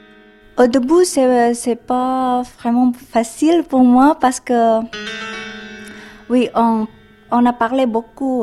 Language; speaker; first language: French; non-native, learner; Indonesian